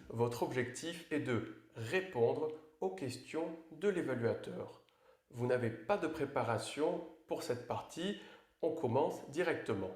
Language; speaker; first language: French; native; French